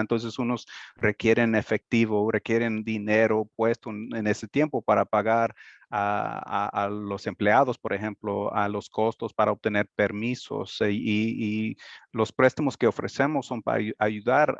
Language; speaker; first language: Spanish; early bilingual, heritage; Spanish